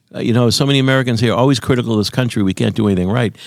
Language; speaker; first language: English; native; English